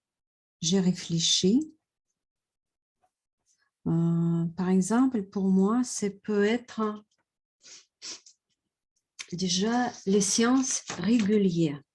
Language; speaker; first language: French; non-native, fluent; Russian